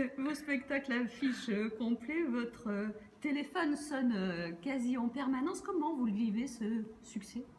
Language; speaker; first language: French; native; French